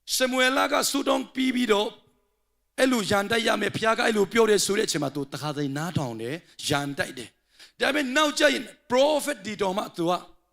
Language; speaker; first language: Burmese; non-native, local second language; Tedim Chin